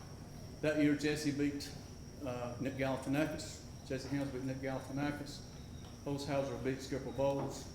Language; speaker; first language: English; native; English